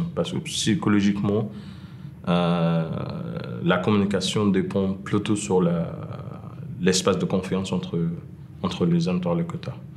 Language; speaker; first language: French; non-native, fluent; Arabic